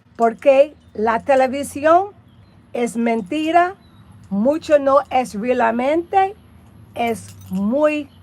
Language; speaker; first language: Spanish; non-native, learner; English